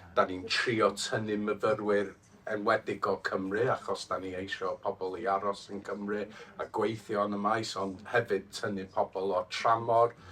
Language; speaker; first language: Welsh; non-native, fluent; English